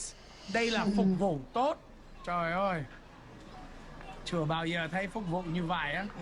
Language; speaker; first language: Vietnamese; non-native, fluent; English